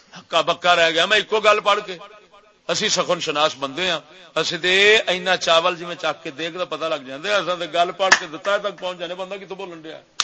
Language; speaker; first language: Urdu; non-native, local second language; Punjabi